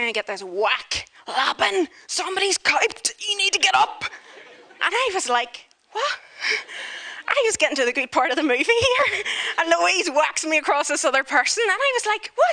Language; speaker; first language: English; native; English